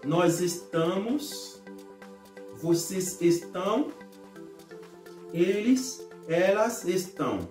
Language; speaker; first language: Portuguese; non-native, fluent; Haitian Creole